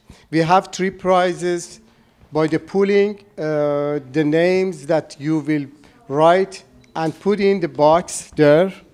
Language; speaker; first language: English; non-native, fluent; Persian